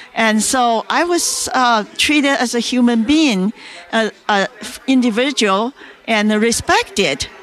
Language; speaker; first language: English; non-native, fluent; Chinese